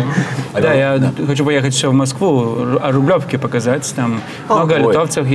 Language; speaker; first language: Russian; non-native, fluent; Lithuanian